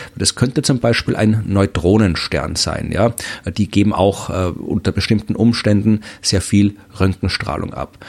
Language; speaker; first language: German; native; German